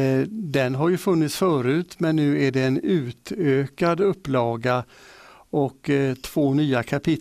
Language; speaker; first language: Swedish; native; Swedish